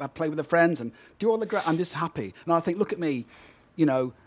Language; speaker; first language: English; native; English